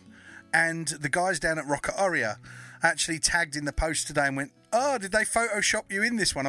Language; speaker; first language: English; native; English